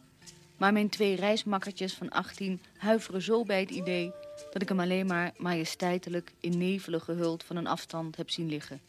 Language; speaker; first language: Dutch; native; Dutch